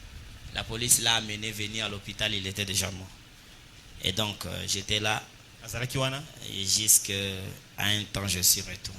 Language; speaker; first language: Haitian Creole; non-native, local second language; Lingala